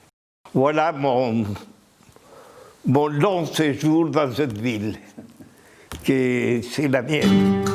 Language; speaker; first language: French; non-native, fluent; Spanish